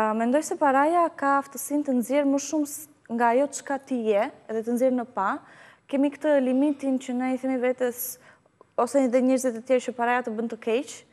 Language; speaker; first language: Albanian; early bilingual, heritage; Albanian